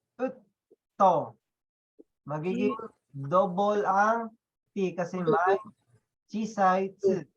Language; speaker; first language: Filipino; non-native, local second language; Cebuano